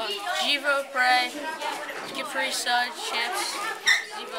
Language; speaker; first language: French; non-native, learner; English